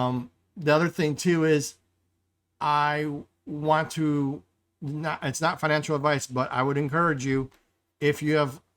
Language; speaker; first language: English; native; English